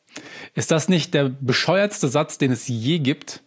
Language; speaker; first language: German; native; German